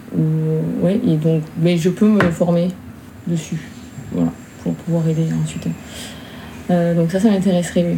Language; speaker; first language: French; native; French